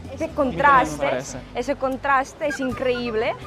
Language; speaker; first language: Spanish; early bilingual, other home language; Ukrainian